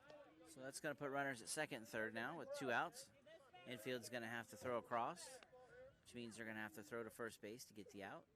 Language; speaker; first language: English; native; English